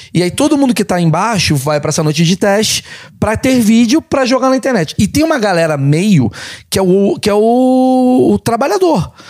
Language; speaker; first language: Portuguese; native; Portuguese